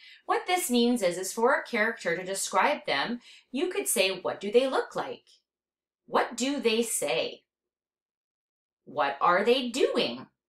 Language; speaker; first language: English; native; English